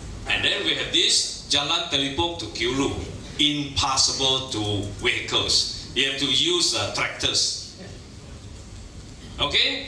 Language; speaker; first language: English; non-native, local second language; Chinese